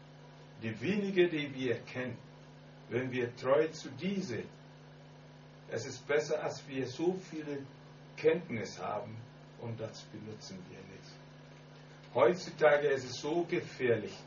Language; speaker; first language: German; non-native, learner; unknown